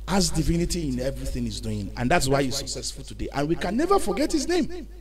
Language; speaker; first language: English; non-native, local second language; Yoruba